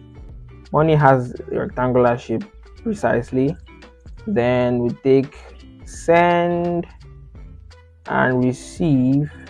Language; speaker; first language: English; non-native, local second language; Yoruba